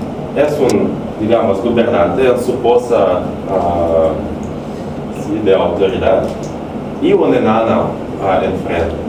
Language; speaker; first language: Spanish; non-native, fluent; Russian